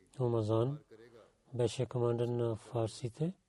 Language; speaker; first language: Bulgarian; non-native, learner; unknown